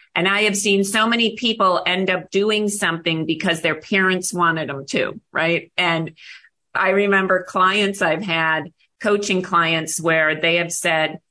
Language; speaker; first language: English; native; English